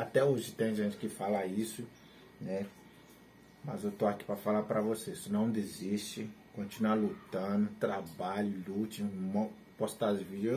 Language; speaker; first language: Portuguese; non-native, learner; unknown